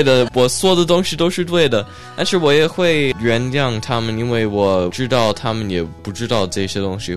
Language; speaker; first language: Chinese; early bilingual, heritage; Chinese